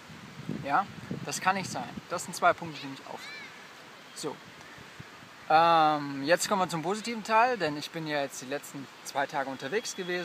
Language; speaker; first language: German; native; German